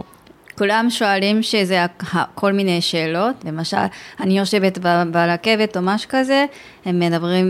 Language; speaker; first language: Hebrew; non-native, learner; Japanese